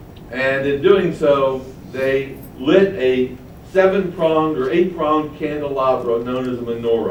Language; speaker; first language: English; native; English